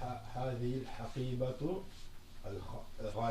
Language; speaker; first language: Arabic; non-native, learner; French